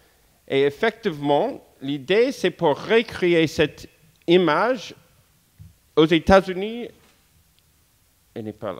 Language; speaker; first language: French; non-native, fluent; English